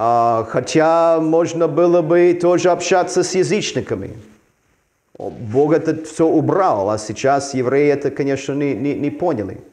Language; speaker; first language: Russian; non-native, fluent; English